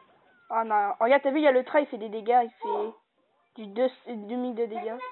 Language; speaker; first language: French; native; French